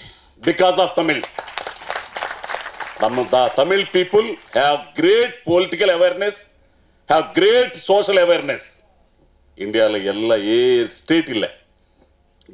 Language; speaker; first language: Tamil; non-native, learner; Telugu